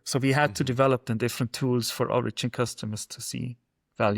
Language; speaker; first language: English; non-native, fluent; German